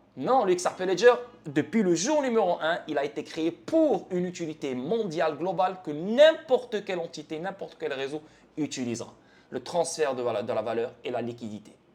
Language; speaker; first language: French; native; French